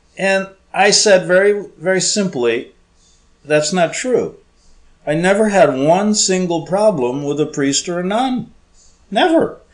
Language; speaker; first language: English; native; English